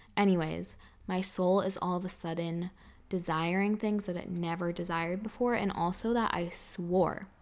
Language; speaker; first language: English; native; English